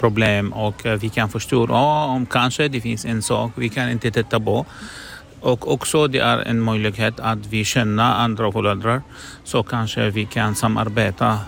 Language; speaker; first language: Swedish; non-native, learner; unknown